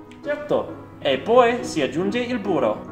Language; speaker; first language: Italian; non-native, learner; English